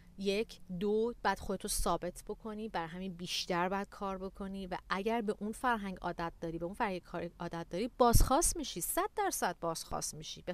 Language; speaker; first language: Persian; native; Persian